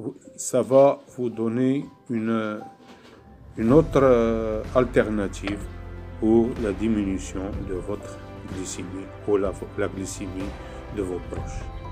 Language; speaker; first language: French; non-native, local second language; Arabic